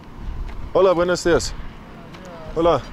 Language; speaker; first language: Spanish; non-native, learner; English